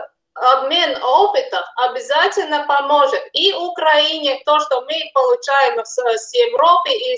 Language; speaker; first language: Russian; non-native, fluent; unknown